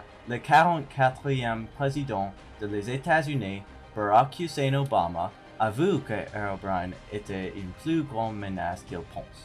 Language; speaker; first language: French; non-native, learner; English